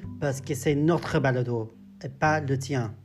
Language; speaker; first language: French; non-native, learner; English